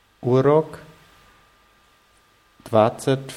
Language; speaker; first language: Russian; non-native, learner; German